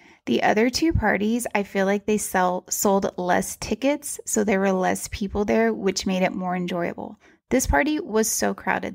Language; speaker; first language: English; native; English